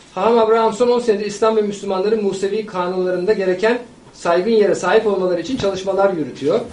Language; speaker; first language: Turkish; native; Turkish